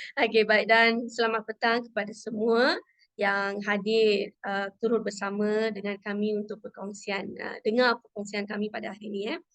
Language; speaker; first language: Malay; non-native, local second language; Tamil